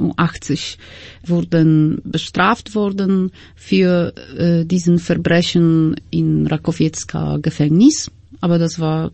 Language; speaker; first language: German; non-native, fluent; Polish